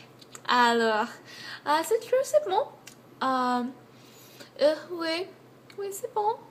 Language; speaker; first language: French; non-native, learner; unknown